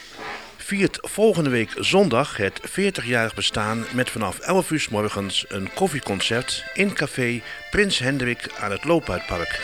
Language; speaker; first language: Dutch; native; Dutch